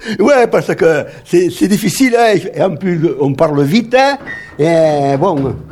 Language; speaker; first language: French; native; French